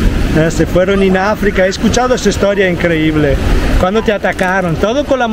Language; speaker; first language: Spanish; non-native, learner; Italian